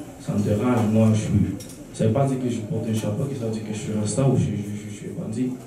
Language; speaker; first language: French; early bilingual, other home language; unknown